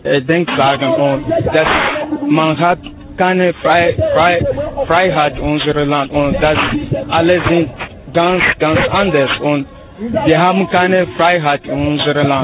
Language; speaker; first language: German; non-native, learner; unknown